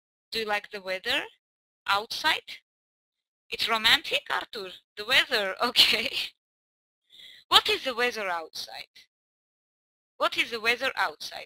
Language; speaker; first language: English; non-native, fluent; Armenian